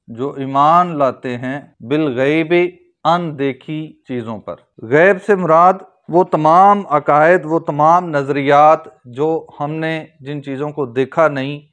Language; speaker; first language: Urdu; native; Urdu